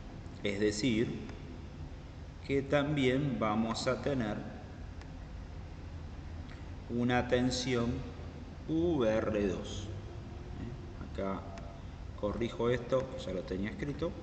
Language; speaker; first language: Spanish; native; Spanish